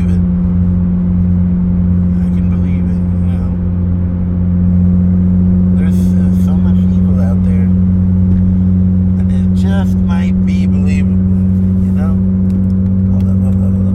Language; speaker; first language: English; native; English